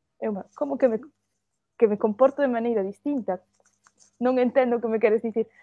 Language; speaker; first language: Galician; early bilingual, heritage; Galician